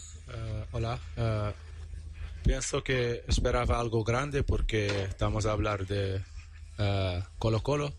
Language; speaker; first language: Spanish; non-native, learner; Portuguese